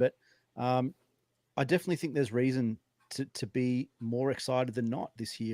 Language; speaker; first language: English; native; English